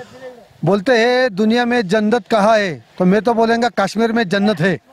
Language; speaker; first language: Hindi; non-native, local second language; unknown